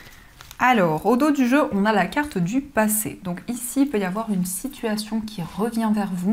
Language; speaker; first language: French; native; French